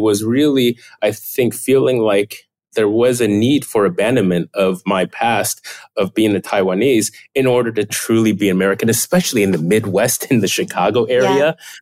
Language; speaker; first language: English; early bilingual, other home language; Chinese